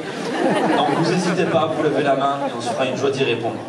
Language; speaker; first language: French; native; French